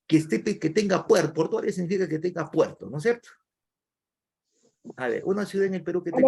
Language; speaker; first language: Spanish; native; Spanish